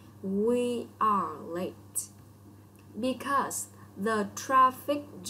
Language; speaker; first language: English; non-native, local second language; Vietnamese